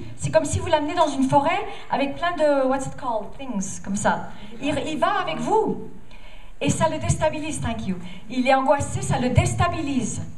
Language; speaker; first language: French; non-native, fluent; English